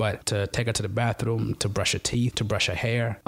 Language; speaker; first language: English; non-native, local second language; Ganda